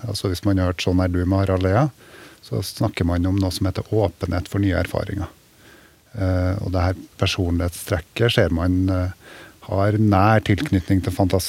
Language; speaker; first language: Norwegian; native; Norwegian